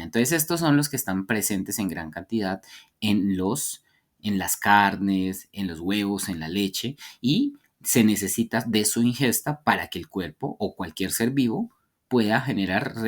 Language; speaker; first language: Spanish; native; Spanish